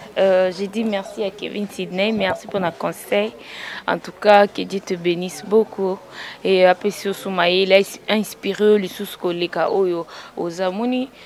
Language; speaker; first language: French; non-native, local second language; Lingala